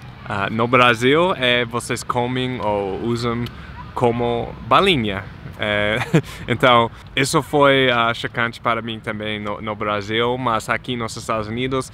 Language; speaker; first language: Portuguese; non-native, fluent; English